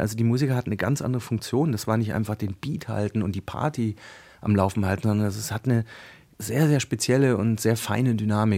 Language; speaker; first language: German; native; German